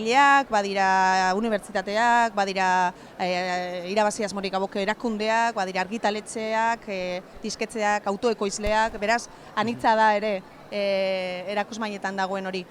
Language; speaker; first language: Basque; native; Basque